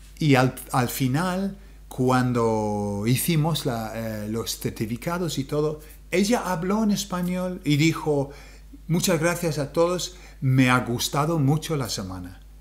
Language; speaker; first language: Spanish; non-native, fluent; English